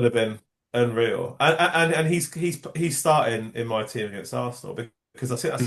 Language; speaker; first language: English; native; English